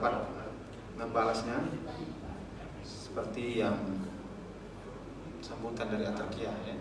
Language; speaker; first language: Indonesian; native; Indonesian